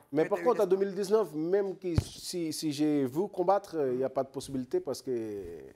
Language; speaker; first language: French; non-native, learner; Portuguese